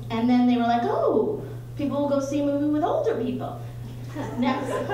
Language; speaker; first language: English; native; English